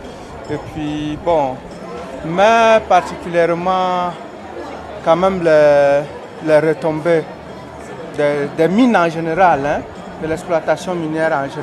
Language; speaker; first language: French; non-native, fluent; Portuguese